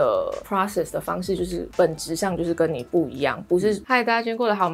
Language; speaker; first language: Chinese; native; Chinese